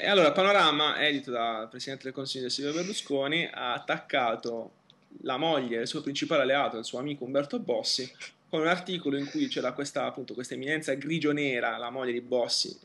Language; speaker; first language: Italian; native; Italian